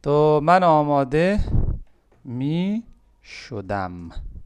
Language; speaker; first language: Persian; non-native, fluent; Urdu